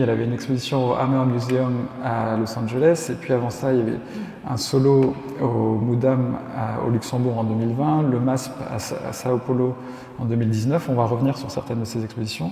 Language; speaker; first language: French; native; French